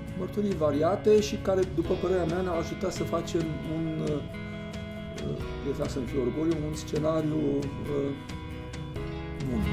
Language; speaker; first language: Romanian; native; Romanian